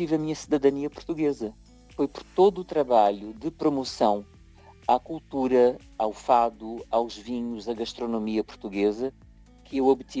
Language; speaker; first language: Portuguese; native; Portuguese